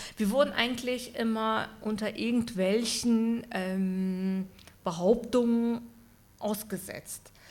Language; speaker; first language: German; early bilingual, other home language; Turkish